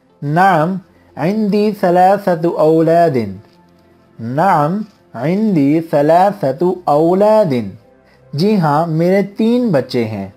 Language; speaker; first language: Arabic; non-native, fluent; Urdu